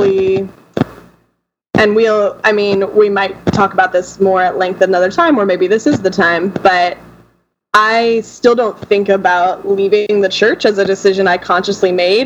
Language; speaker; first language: English; native; English